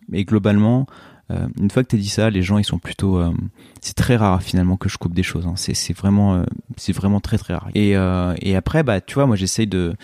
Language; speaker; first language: French; native; French